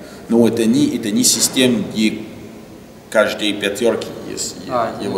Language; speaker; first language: Russian; non-native, learner; French